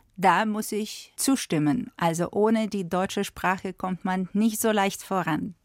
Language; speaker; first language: German; non-native, fluent; Russian